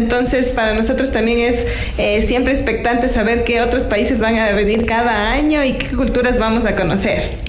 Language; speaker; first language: Spanish; native; Spanish